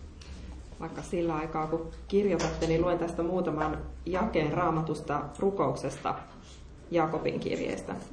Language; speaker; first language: Finnish; native; Finnish